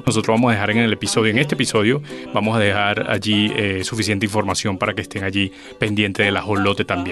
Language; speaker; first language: Spanish; native; Spanish